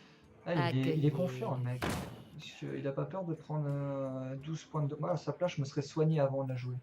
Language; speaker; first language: French; native; French